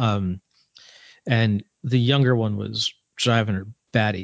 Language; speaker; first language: English; native; English